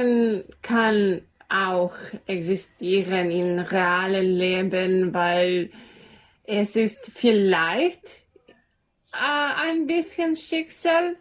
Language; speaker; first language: German; non-native, learner; Serbian